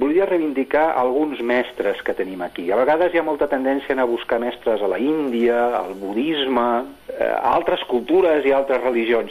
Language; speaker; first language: Catalan; non-native, local second language; Spanish